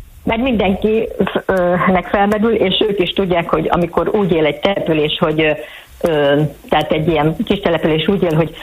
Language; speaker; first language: Hungarian; native; Hungarian